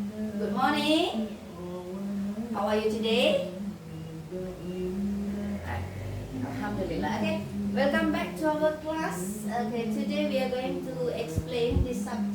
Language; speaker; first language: English; non-native, fluent; Indonesian